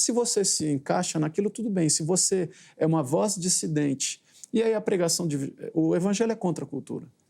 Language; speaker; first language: Portuguese; native; Portuguese